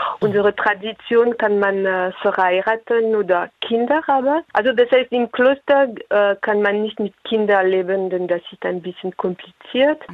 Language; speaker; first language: German; non-native, fluent; French